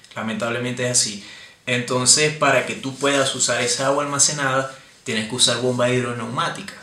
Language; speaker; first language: Spanish; native; Spanish